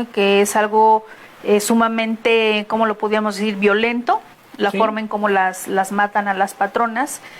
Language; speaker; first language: Spanish; native; Spanish